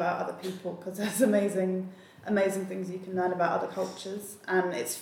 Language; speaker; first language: English; native; English